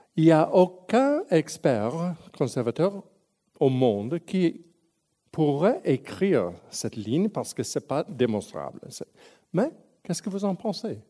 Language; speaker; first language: French; non-native, local second language; English